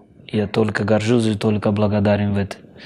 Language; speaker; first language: Russian; non-native, fluent; Portuguese